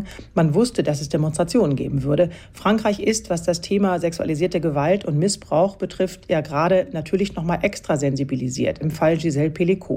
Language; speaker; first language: German; native; German